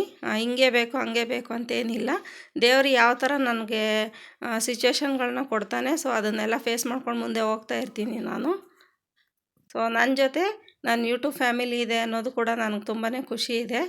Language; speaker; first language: Kannada; native; Kannada